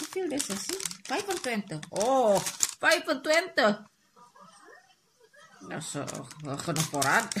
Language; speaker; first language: Dutch; non-native, learner; Indonesian